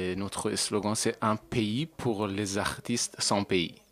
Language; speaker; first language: French; non-native, learner; Persian